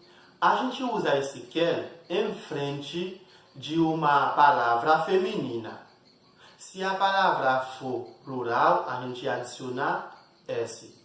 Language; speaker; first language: Portuguese; non-native, fluent; Haitian Creole